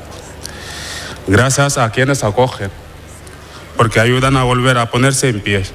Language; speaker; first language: Spanish; non-native, fluent; Wolof